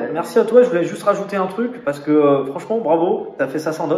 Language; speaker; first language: French; native; French